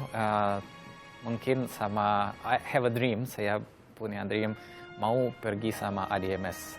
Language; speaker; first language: Indonesian; non-native, learner; Russian